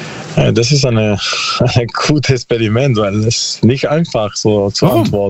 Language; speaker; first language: German; non-native, learner; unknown